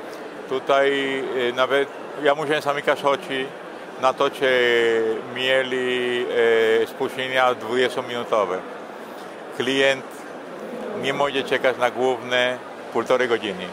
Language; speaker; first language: Polish; non-native, fluent; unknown